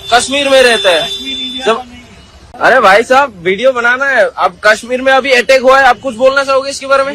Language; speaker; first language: Hindi; non-native, local second language; Kannada